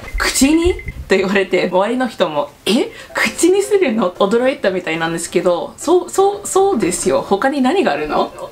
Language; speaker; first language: Japanese; non-native, fluent; English